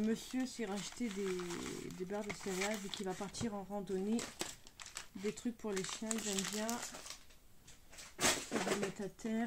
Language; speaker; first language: French; native; French